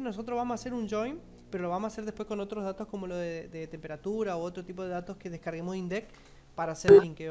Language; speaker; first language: Spanish; native; Spanish